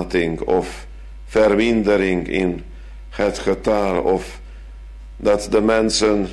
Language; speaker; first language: Dutch; non-native, fluent; Hungarian